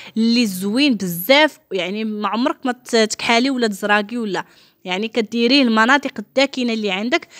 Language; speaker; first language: Arabic; native; Arabic